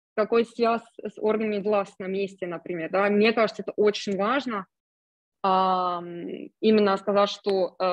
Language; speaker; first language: Russian; non-native, fluent; German